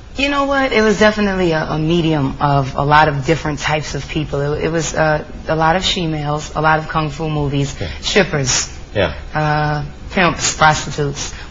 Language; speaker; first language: English; native; English